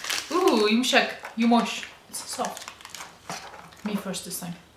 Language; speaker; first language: English; non-native, fluent; Turkish